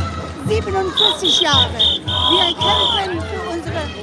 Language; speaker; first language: German; non-native, fluent; Persian